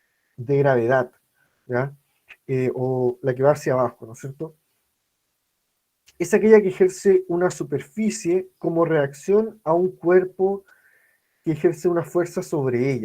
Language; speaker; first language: Spanish; native; Spanish